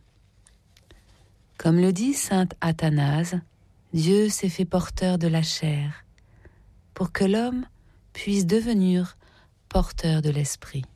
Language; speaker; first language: French; native; French